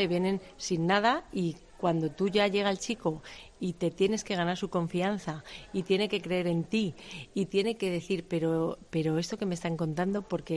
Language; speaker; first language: Spanish; native; Spanish